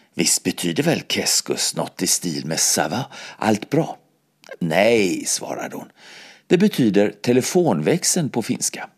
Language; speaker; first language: Swedish; native; Swedish